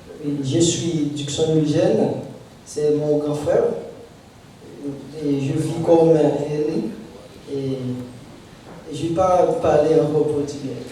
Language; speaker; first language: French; non-native, local second language; Haitian Creole